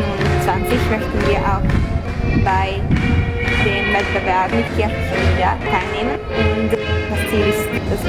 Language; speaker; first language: German; non-native, local second language; Hungarian